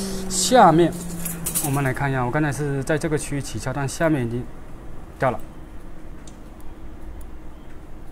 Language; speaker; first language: Chinese; native; Chinese